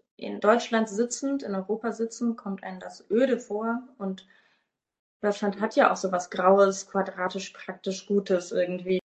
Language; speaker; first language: German; native; German